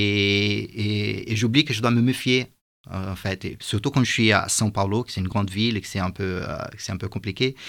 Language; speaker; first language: French; non-native, fluent; Portuguese